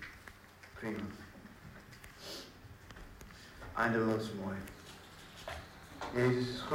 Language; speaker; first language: Dutch; non-native, learner; English